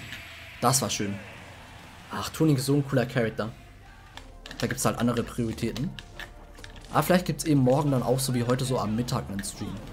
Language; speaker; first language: German; native; German